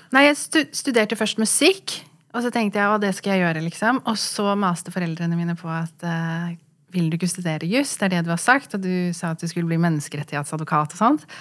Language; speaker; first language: Norwegian; early bilingual, other home language; Kurdish